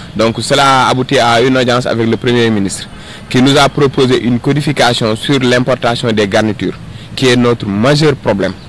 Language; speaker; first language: French; non-native, local second language; Wolof